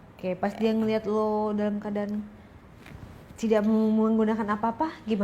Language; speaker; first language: Indonesian; native; Indonesian